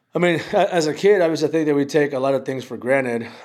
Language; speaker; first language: English; early bilingual, other home language; Spanish